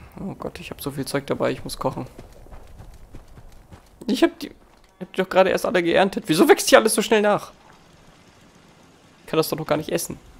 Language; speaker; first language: German; native; German